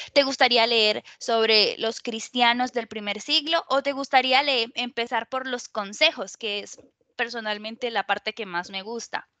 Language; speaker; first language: Spanish; native; Spanish